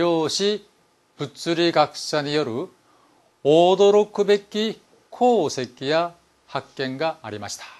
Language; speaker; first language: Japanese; non-native, fluent; Korean